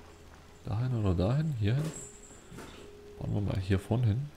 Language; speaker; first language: German; native; German